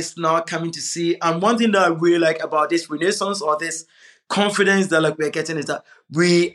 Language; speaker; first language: English; non-native, local second language; Akan